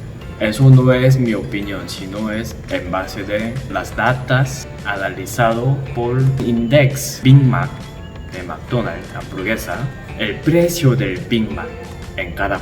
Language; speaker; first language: Spanish; non-native, learner; Korean